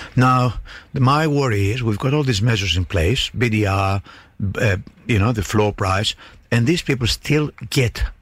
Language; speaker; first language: English; non-native, fluent; Greek